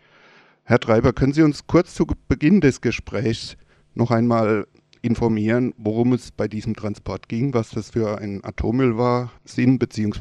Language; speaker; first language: German; native; German